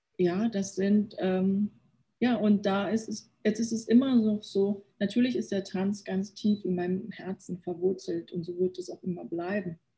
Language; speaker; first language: German; early bilingual, other home language; Korean